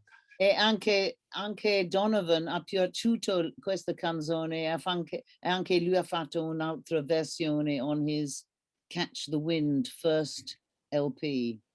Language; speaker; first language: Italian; non-native, learner; English